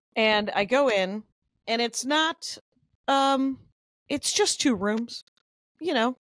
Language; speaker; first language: English; native; English